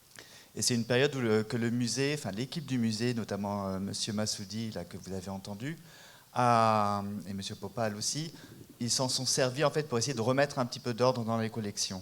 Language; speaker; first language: French; native; French